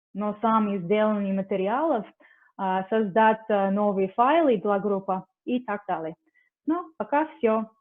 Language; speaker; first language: Russian; non-native, learner; English